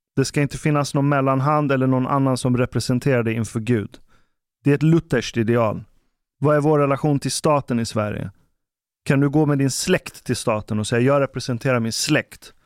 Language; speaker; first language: Swedish; early bilingual, other home language; Persian